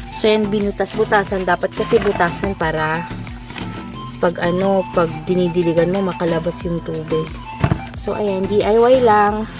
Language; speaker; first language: Filipino; non-native, local second language; Cebuano